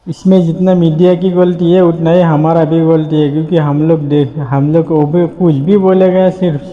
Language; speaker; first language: Hindi; non-native, local second language; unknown